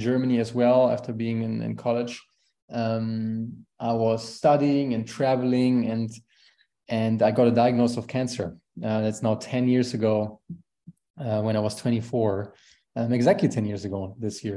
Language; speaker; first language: English; non-native, fluent; German